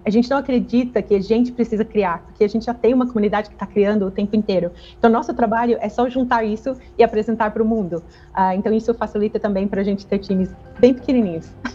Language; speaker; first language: Portuguese; non-native, fluent; English